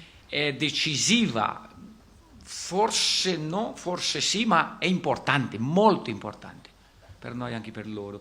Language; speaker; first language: Italian; non-native, fluent; Portuguese